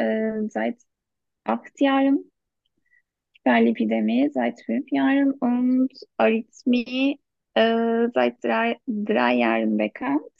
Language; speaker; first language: German; non-native, learner; Turkish